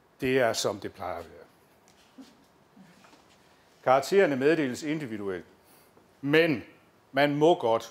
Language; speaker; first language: Danish; native; Danish